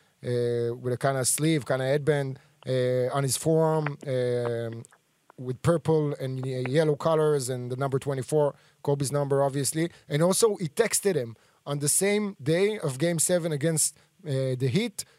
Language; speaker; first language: English; non-native, fluent; Hebrew